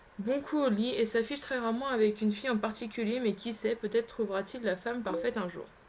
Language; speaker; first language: French; early bilingual, other home language; Polish